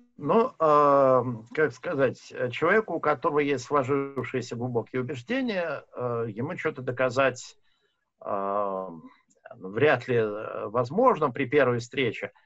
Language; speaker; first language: Russian; native; Russian